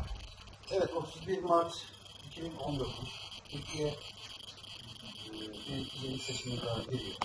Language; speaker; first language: Turkish; native; Turkish